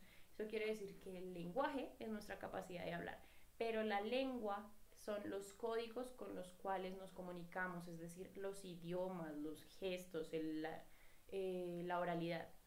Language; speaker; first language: Spanish; native; Spanish